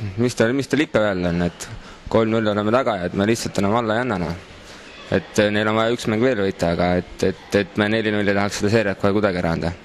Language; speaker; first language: Estonian; native; Estonian